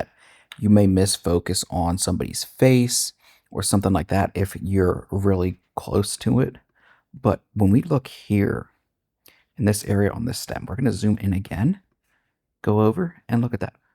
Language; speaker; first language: English; native; English